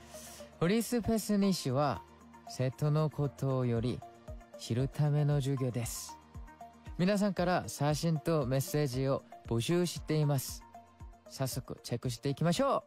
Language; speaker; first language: Japanese; non-native, learner; Korean